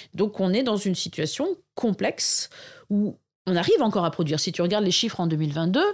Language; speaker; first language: French; native; French